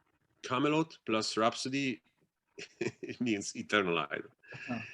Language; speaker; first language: English; non-native, fluent; Italian